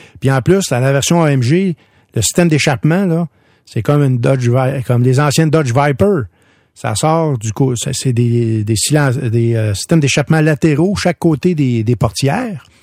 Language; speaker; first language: French; native; French